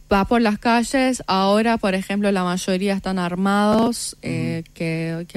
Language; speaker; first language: Spanish; non-native, fluent; Persian